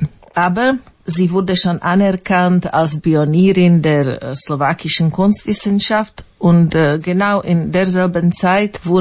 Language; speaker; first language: German; non-native, fluent; Slovak